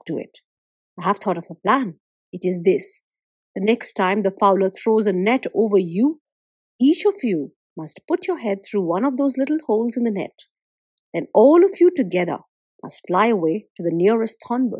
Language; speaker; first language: English; non-native, local second language; Bangla